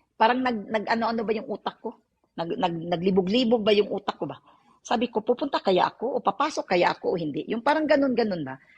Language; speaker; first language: Filipino; non-native, local second language; Cebuano